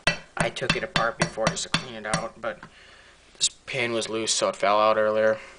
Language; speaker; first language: English; native; English